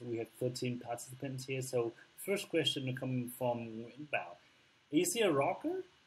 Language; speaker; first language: English; non-native, fluent; Vietnamese